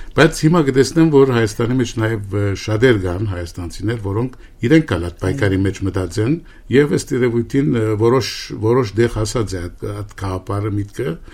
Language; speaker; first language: Armenian; early bilingual, heritage; Armenian